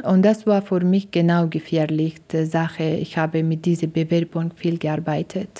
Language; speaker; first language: German; non-native, learner; Persian